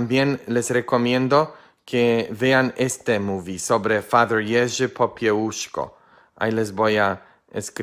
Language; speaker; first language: Spanish; non-native, fluent; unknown